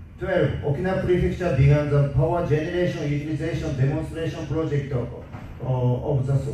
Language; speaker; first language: English; non-native, learner; Japanese